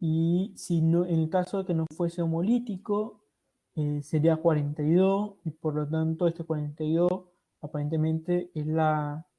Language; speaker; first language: Spanish; native; Spanish